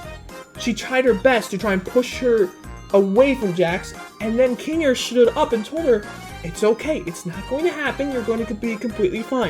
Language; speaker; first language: English; native; English